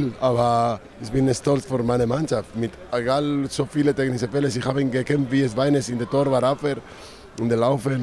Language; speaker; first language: German; non-native, fluent; Spanish